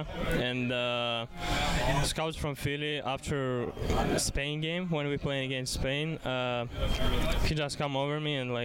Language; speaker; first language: English; non-native, learner; Russian